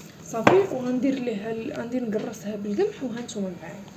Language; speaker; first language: Arabic; native; Arabic